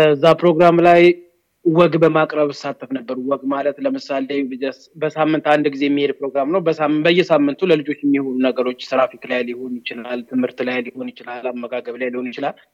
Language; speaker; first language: Amharic; native; Amharic